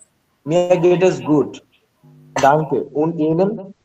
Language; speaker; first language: German; non-native, learner; Bangla